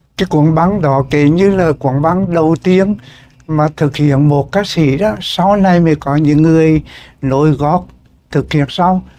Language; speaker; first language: Vietnamese; native; Vietnamese